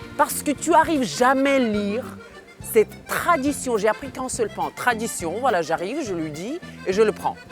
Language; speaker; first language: French; non-native, fluent; Ukrainian